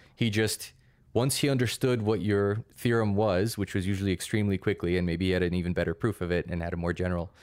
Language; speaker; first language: English; early bilingual, other home language; Russian